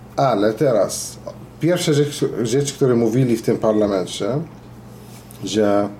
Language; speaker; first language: Polish; non-native, fluent; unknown